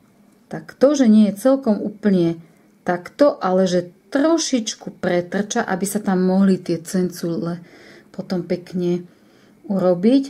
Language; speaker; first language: Slovak; native; Slovak